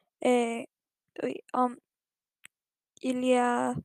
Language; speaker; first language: French; non-native, learner; English